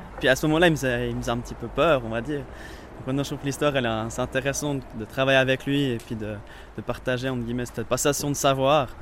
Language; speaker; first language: French; native; French